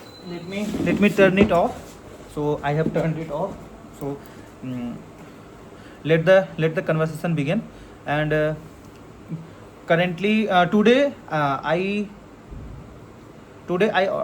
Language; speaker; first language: English; non-native, learner; Hindi